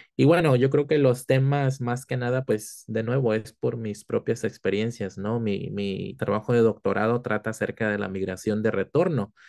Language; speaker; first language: Spanish; early bilingual, heritage; Spanish